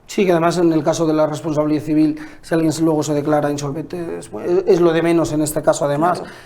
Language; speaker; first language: Spanish; native; Spanish